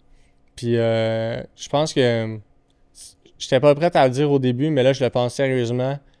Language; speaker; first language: French; native; French